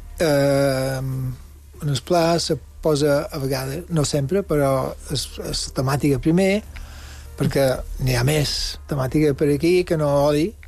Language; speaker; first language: Catalan; non-native, local second language; English